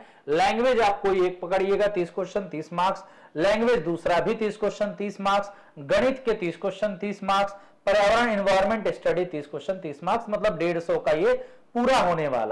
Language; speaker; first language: Hindi; native; Hindi